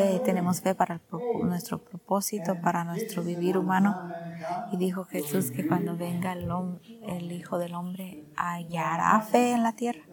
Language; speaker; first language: Spanish; early bilingual, heritage; Spanish